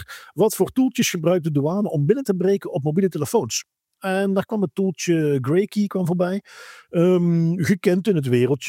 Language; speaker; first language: Dutch; native; Dutch